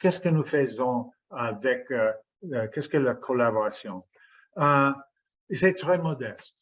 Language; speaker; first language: French; non-native, fluent; English